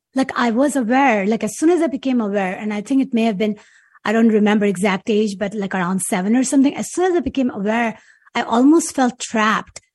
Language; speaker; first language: English; non-native, local second language; Urdu